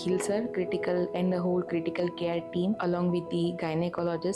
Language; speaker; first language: English; non-native, local second language; Gujarati